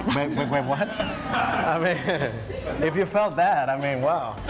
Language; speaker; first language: English; non-native, fluent; Spanish